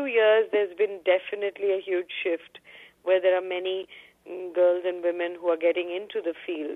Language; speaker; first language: English; non-native, local second language; Hindi